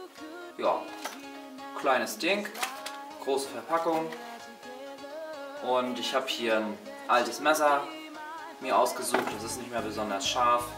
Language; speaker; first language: German; native; German